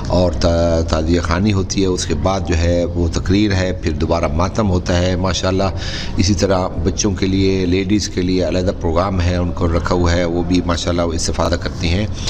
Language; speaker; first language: Urdu; non-native, local second language; Punjabi